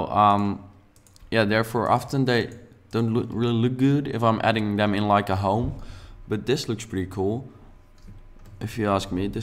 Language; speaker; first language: English; non-native, fluent; Dutch